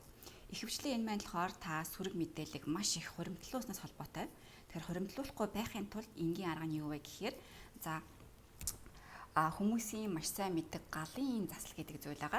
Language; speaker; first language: Mongolian; native; Mongolian